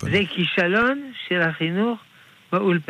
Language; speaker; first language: Hebrew; non-native, fluent; French